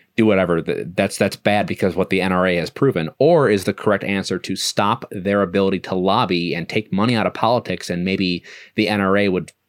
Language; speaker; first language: English; native; English